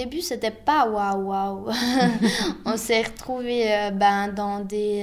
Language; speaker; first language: French; early bilingual, other home language; Bosnian